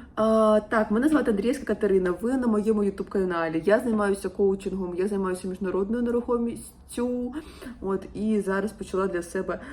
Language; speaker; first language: Ukrainian; non-native, local second language; Russian